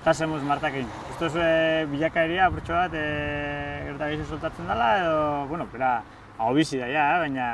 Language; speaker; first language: Basque; native; Basque